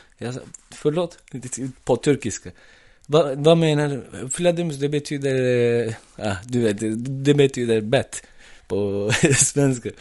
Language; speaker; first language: Swedish; non-native, fluent; Turkish